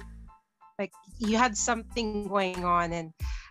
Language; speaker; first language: English; non-native, local second language; Cebuano